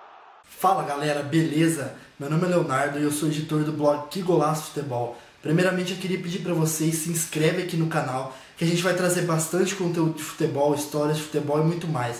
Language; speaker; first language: Portuguese; native; Portuguese